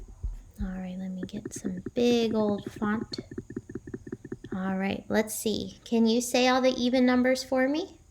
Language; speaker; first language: English; native; English